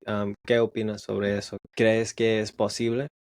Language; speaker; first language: Spanish; non-native, learner; English